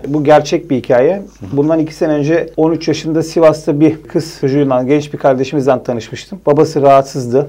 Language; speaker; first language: Turkish; early bilingual, heritage; Turkish